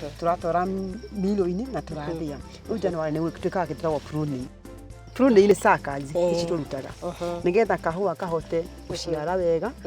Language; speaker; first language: Kikuyu; native; Kikuyu